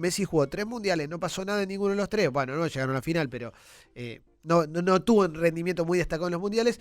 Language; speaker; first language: Spanish; native; Spanish